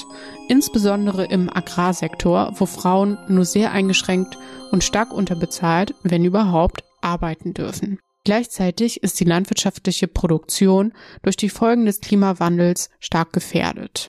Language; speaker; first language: German; native; German